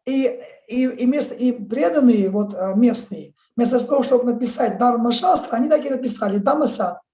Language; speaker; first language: Russian; native; Russian